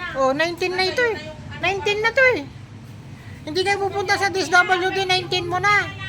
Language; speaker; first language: Filipino; non-native, local second language; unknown